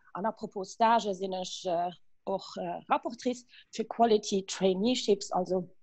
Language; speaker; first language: Luxembourgish; early bilingual, other home language; Kabuverdianu